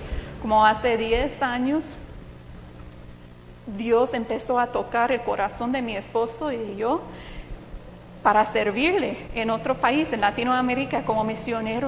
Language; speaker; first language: Spanish; non-native, fluent; English